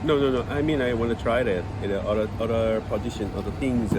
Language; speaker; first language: English; non-native, learner; Korean